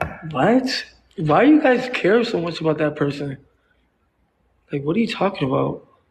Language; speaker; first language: English; early bilingual, other home language; Spanish